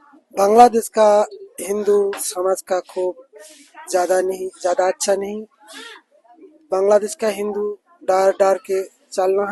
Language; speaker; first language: Hindi; non-native, learner; Bangla